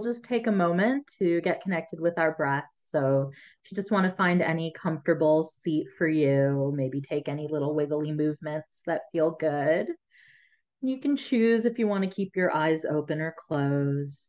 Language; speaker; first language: English; early bilingual, other home language; Tamil